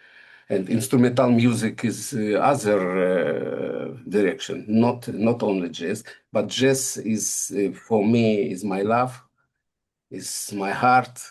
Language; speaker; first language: English; non-native, learner; Russian